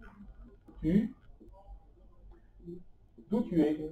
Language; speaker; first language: French; native; French